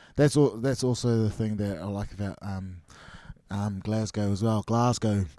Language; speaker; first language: English; native; English